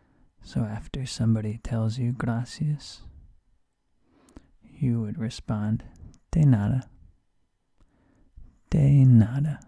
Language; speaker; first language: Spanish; non-native, learner; English